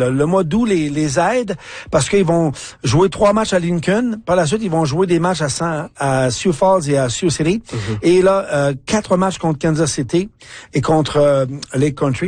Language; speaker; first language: French; native; French